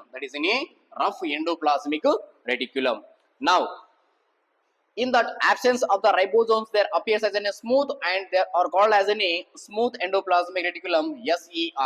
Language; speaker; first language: English; non-native, local second language; Telugu